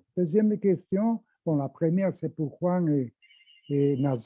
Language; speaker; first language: French; non-native, fluent; Spanish